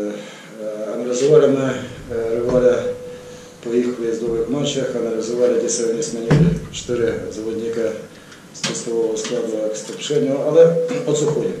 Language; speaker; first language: Polish; non-native, learner; Ukrainian